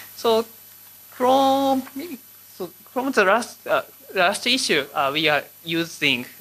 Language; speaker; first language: English; non-native, learner; Japanese